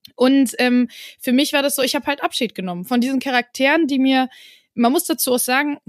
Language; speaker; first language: German; native; German